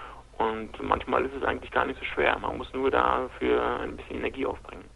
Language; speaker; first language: German; native; German